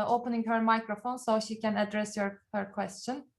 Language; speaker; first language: English; non-native, fluent; Turkish